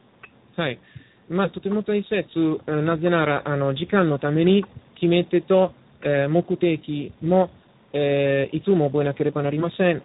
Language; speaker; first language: Japanese; non-native, learner; Italian